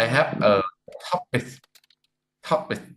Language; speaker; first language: English; non-native, learner; Vietnamese